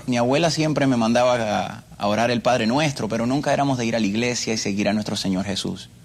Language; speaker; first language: Spanish; early bilingual, other home language; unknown